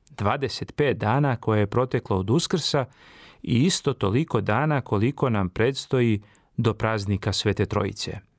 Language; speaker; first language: Serbian; native; Serbian